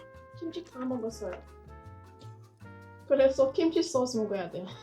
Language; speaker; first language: Korean; non-native, learner; English